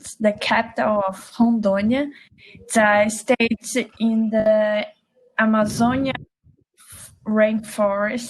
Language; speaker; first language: English; non-native, learner; Portuguese